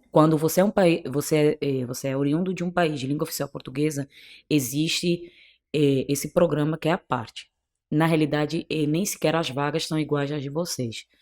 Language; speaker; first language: Portuguese; non-native, local second language; Kabuverdianu